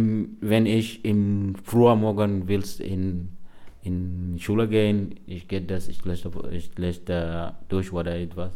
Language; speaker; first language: German; non-native, learner; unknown